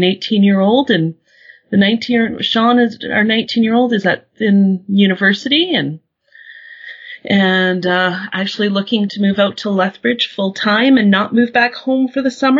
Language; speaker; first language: English; native; English